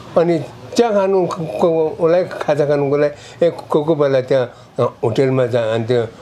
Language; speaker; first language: Nepali; native; Nepali